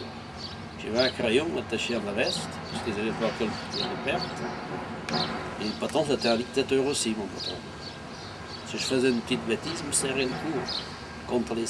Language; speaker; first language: French; non-native, fluent; Portuguese